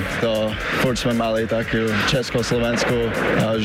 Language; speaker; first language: Slovak; early bilingual, heritage; Slovak